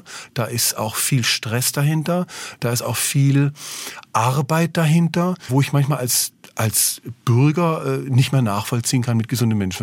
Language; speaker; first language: German; native; German